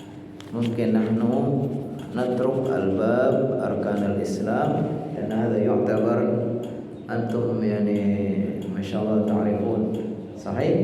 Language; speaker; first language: Arabic; non-native, fluent; Indonesian